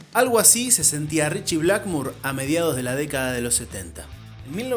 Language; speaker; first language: Spanish; native; Spanish